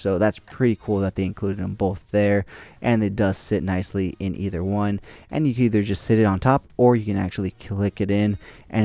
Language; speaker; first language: English; native; English